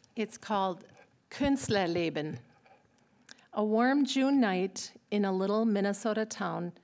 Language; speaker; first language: English; native; English